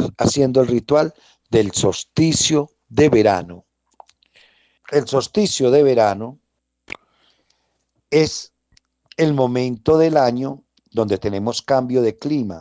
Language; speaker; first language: Spanish; native; Spanish